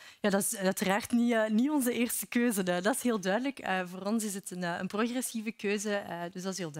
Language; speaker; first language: Dutch; native; Dutch